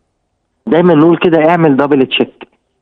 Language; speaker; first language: Arabic; native; Arabic